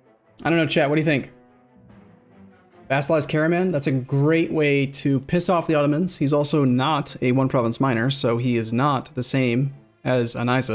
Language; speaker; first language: English; native; English